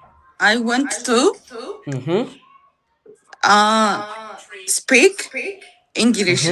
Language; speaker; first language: English; non-native, learner; Amharic